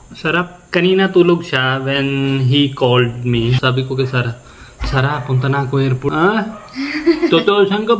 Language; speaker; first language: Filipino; non-native, learner; Punjabi